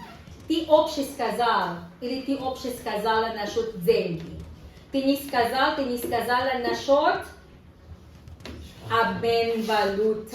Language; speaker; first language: Russian; non-native, learner; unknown